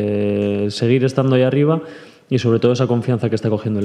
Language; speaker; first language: Spanish; native; Spanish